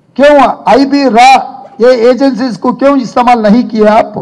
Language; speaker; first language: Hindi; non-native, local second language; Telugu